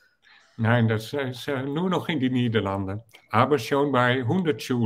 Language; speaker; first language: German; non-native, fluent; Dutch